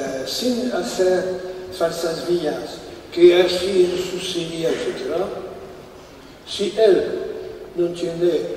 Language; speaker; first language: Spanish; non-native, fluent; French